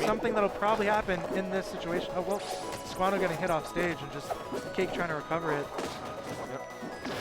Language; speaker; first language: English; native; English